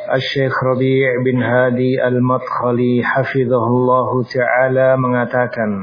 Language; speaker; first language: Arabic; non-native, fluent; Indonesian